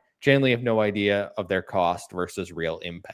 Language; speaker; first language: English; native; English